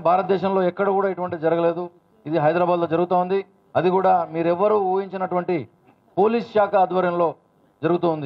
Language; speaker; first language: Telugu; native; Telugu